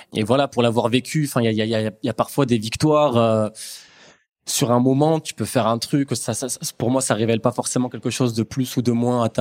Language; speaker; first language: French; native; French